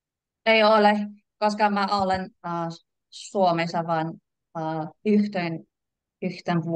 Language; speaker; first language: Finnish; non-native, learner; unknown